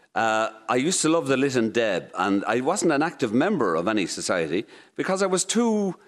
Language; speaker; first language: English; native; English